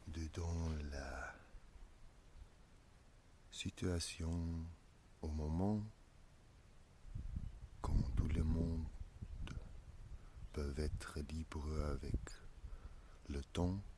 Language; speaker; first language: French; non-native, learner; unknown